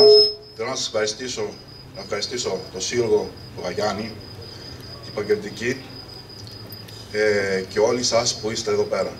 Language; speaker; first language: Greek; early bilingual, heritage; English